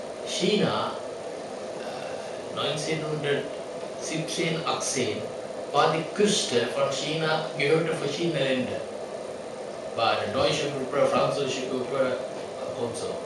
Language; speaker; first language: German; non-native, learner; Sinhala